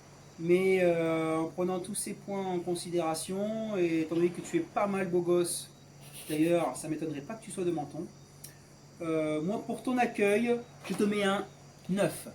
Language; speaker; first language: French; native; French